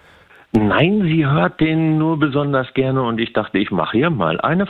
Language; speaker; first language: German; native; German